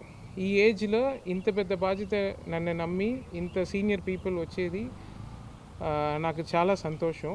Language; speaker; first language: Telugu; non-native, learner; Tamil